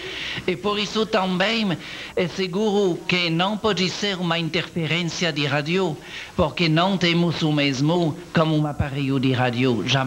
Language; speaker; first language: Portuguese; non-native, learner; French